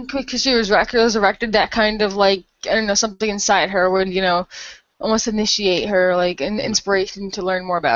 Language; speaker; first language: English; native; English